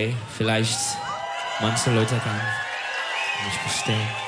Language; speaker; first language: German; non-native, learner; Turkish